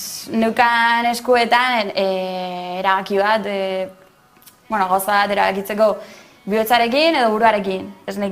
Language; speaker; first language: Basque; non-native, local second language; Spanish